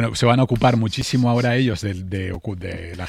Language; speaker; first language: Spanish; native; Spanish